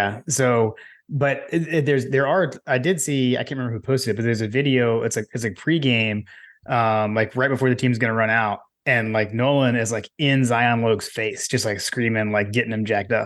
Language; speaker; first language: English; native; English